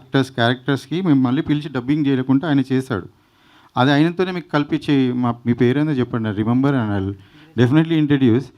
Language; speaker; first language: Telugu; native; Telugu